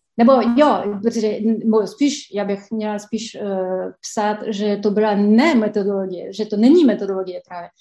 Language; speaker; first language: Czech; non-native, fluent; French